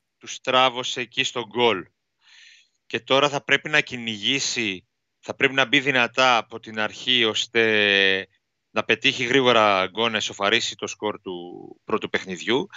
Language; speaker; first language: Greek; native; Greek